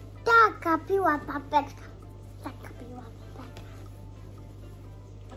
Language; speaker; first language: Polish; early bilingual, heritage; Polish